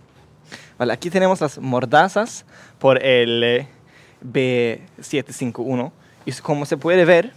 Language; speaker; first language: Spanish; non-native, learner; Swedish